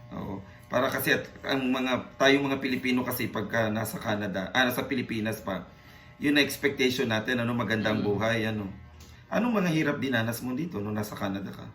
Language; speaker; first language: Filipino; native; Filipino